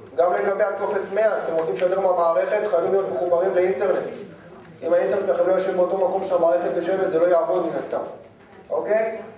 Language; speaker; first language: Hebrew; native; Hebrew